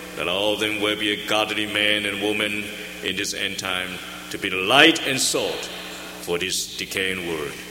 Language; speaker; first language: English; non-native, learner; Chinese